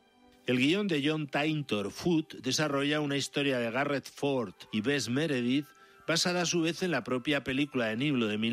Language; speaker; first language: Spanish; native; Spanish